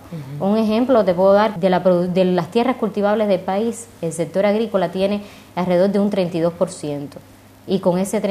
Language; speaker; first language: Spanish; native; Spanish